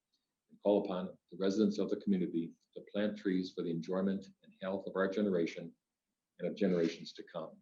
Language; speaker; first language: English; native; English